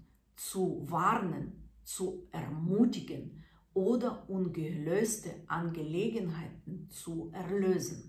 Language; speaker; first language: German; non-native, fluent; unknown